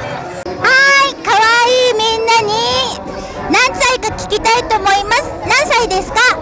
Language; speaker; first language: Japanese; native; Japanese